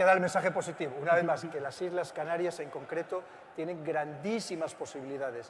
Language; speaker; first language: Spanish; native; Spanish